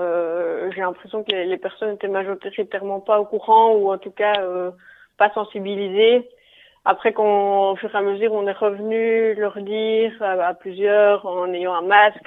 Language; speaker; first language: French; native; French